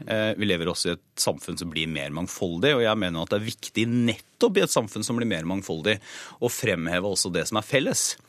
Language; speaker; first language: Norwegian; native; Norwegian